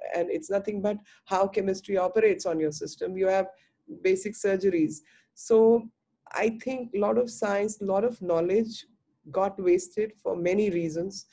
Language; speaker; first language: English; non-native, local second language; Hindi